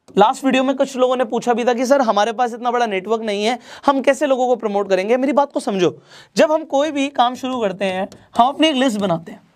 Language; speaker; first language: Hindi; non-native, local second language; Marathi